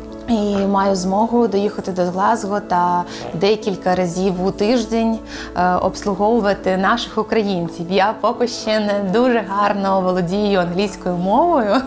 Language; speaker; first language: Ukrainian; native; Ukrainian